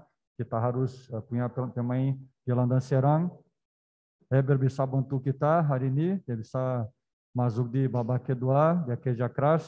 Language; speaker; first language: Indonesian; non-native, learner; Portuguese